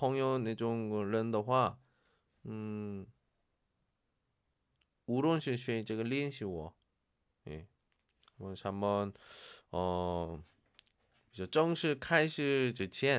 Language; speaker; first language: Chinese; non-native, learner; Korean